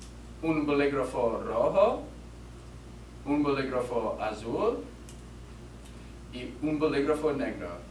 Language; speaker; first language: Spanish; non-native, learner; English